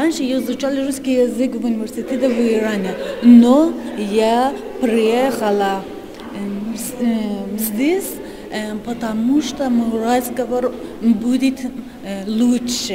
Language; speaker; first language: Russian; non-native, learner; Persian